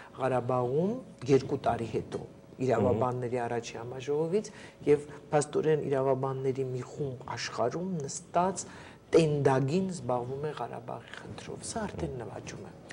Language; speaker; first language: Armenian; native; Armenian